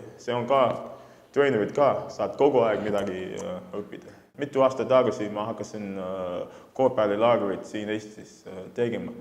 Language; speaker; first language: Estonian; non-native, fluent; English